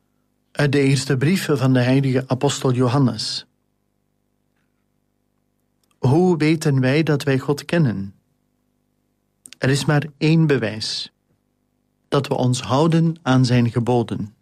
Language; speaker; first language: Dutch; native; Dutch